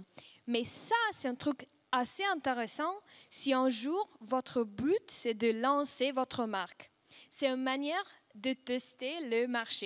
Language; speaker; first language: French; non-native, fluent; Russian